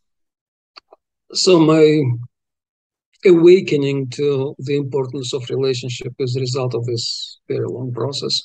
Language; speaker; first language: English; non-native, fluent; Russian